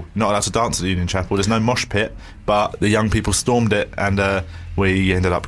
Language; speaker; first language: English; native; English